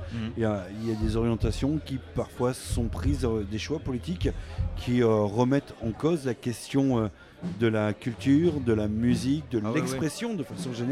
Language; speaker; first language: French; native; French